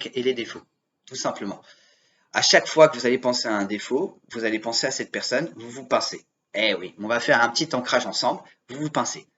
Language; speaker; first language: French; native; French